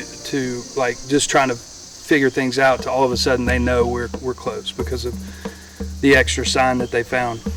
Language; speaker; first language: English; native; English